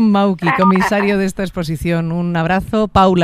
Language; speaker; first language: Spanish; native; Spanish